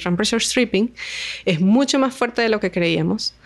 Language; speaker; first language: Spanish; native; Spanish